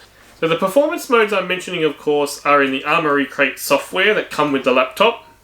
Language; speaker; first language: English; native; English